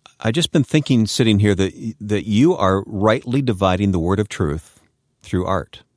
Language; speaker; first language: English; native; English